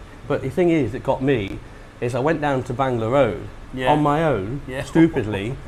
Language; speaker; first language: English; native; English